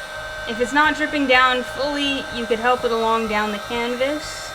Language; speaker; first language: English; native; English